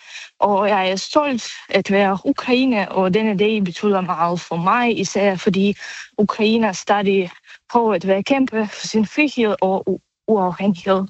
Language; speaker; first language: Danish; non-native, learner; Ukrainian